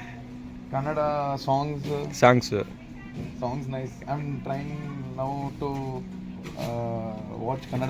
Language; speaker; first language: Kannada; non-native, learner; Telugu